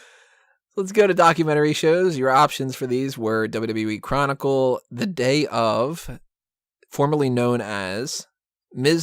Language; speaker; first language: English; native; English